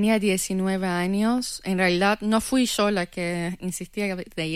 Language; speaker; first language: Spanish; non-native, fluent; Persian